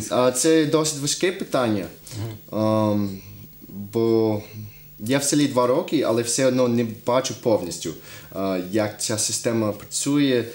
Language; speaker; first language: Ukrainian; non-native, fluent; English